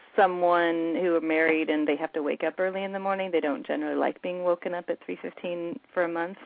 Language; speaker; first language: English; native; English